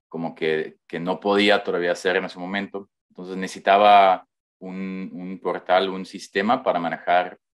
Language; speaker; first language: Spanish; non-native, fluent; Dutch